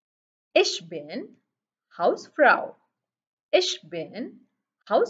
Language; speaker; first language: German; non-native, learner; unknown